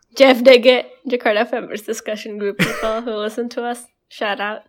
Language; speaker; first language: English; non-native, fluent; Indonesian